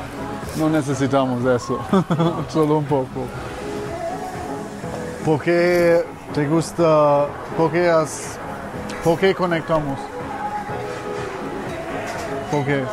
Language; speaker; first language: Spanish; non-native, learner; English